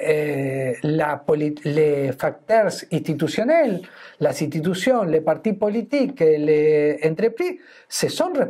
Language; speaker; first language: French; non-native, fluent; Spanish